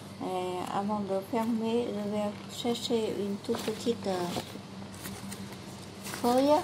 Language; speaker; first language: French; non-native, learner; Vietnamese